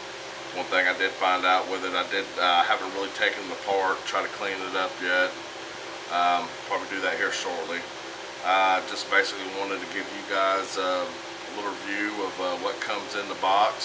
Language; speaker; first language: English; native; English